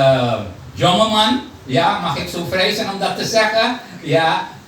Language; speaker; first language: Dutch; non-native, local second language; Hindi